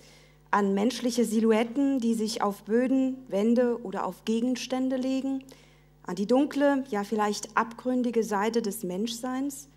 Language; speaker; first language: German; native; German